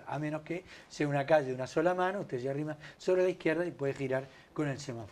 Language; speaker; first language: Spanish; native; Spanish